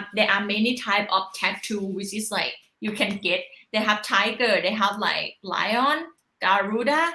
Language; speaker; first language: English; non-native, learner; Thai